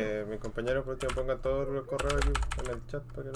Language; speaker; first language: Spanish; native; Spanish